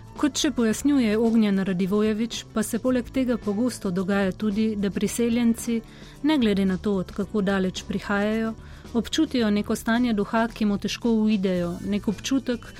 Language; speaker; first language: Slovenian; native; Slovenian